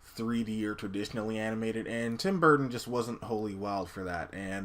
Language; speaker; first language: English; native; English